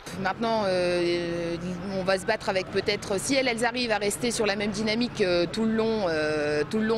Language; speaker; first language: French; native; French